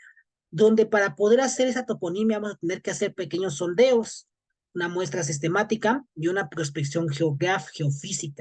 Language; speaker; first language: Spanish; native; Spanish